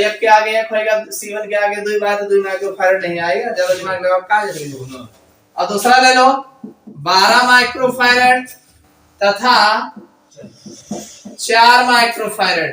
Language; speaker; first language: Hindi; native; Hindi